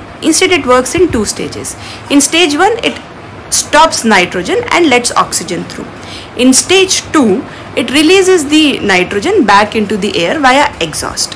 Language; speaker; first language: English; non-native, local second language; Hindi